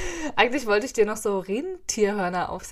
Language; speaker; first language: German; native; German